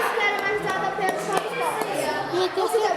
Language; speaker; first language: Portuguese; native; Portuguese